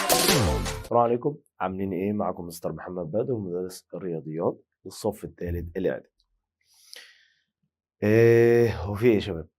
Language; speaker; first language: Arabic; native; Arabic